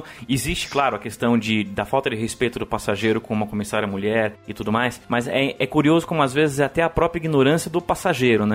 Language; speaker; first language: Portuguese; native; Portuguese